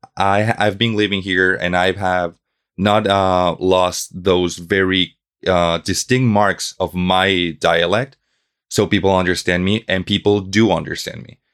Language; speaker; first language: English; non-native, fluent; Spanish